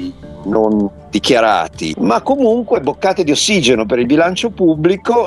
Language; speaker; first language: Italian; native; Italian